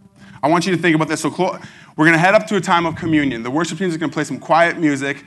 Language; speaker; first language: English; native; English